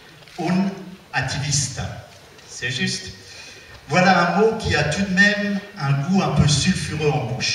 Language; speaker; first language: French; native; French